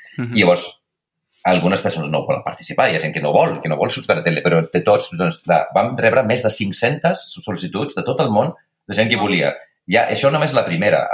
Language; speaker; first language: Catalan; non-native, fluent; Icelandic